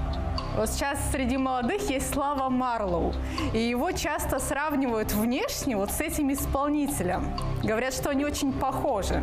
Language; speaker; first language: Russian; native; Russian